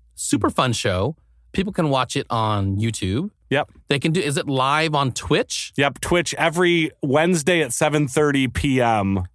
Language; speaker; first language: English; native; English